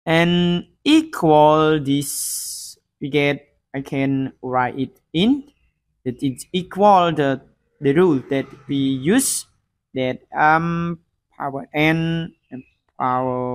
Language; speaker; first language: English; non-native, learner; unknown